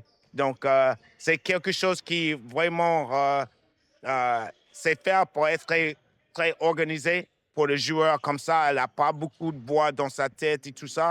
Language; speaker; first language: French; non-native, fluent; English